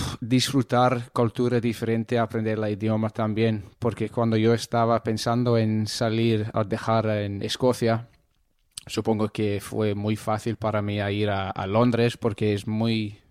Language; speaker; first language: Spanish; non-native, learner; English